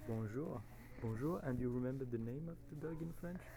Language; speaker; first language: English; non-native, fluent; French